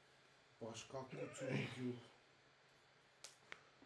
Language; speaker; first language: Turkish; non-native, learner; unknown